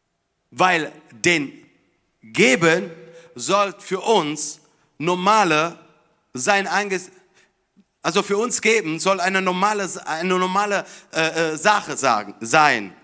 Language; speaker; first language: German; non-native, fluent; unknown